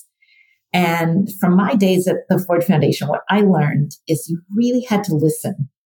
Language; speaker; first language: English; native; English